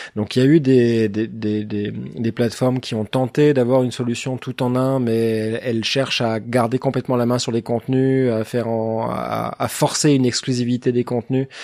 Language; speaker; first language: French; native; French